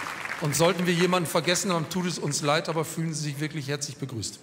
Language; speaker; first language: German; native; German